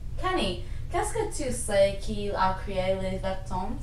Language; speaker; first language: French; non-native, learner; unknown